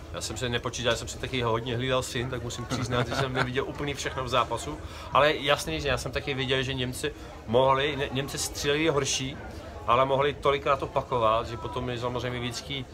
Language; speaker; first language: Czech; non-native, fluent; Dutch